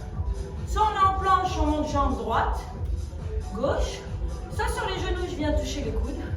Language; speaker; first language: French; native; French